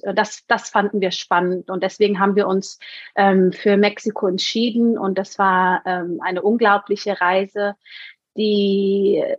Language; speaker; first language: German; native; German